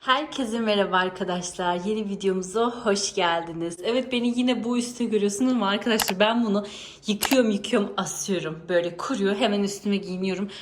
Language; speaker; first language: Turkish; early bilingual, heritage; Turkish